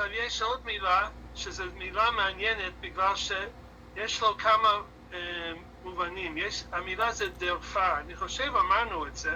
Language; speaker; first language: Hebrew; non-native, fluent; English